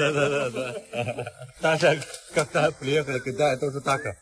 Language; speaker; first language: Russian; non-native, learner; Chinese